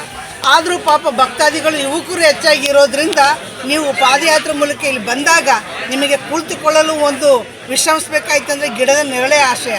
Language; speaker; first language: Kannada; native; Kannada